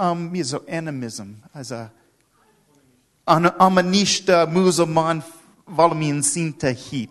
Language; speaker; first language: Hungarian; non-native, learner; English